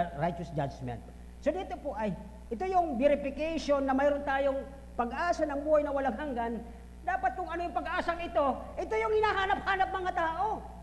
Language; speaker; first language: Filipino; non-native, local second language; Bikol